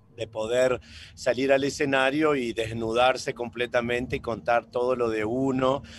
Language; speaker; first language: Spanish; native; Spanish